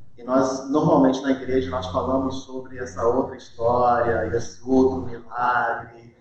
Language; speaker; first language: Portuguese; early bilingual, heritage; Portuguese